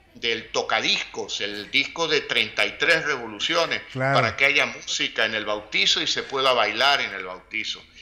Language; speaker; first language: Spanish; native; Spanish